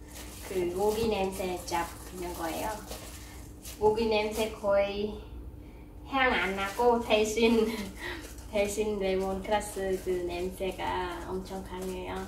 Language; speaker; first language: Korean; non-native, fluent; Khmer